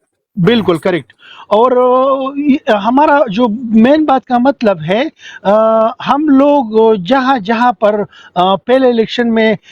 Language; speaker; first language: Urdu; non-native, local second language; Pashto